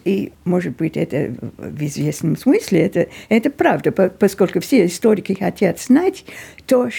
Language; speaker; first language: Russian; non-native, fluent; English